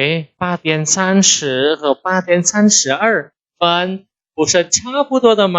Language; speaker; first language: Chinese; non-native, fluent; Indonesian